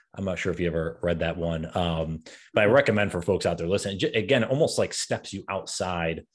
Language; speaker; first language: English; native; English